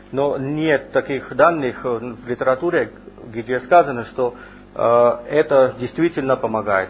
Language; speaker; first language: Russian; non-native, fluent; Marathi